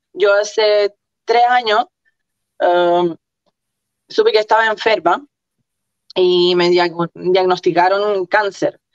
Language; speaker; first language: Spanish; early bilingual, other home language; Croatian